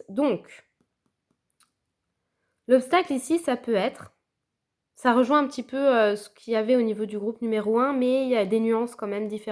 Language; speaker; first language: French; native; French